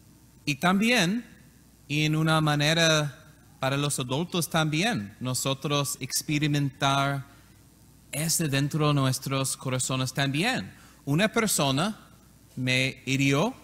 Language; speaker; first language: Spanish; non-native, learner; English